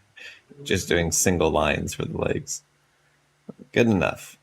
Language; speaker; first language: English; native; English